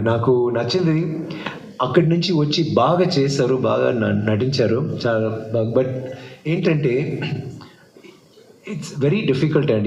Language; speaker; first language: Telugu; non-native, learner; Tamil